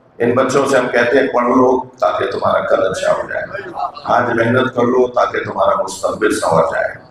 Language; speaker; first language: Urdu; native; Urdu